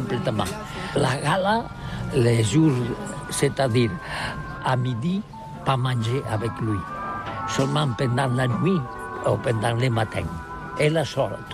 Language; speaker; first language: French; non-native, learner; Catalan